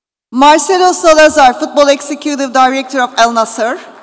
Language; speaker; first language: English; non-native, fluent; Turkish